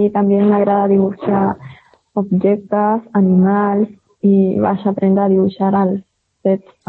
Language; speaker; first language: Catalan; non-native, local second language; Spanish